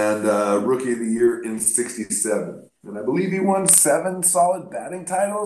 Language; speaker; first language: English; native; English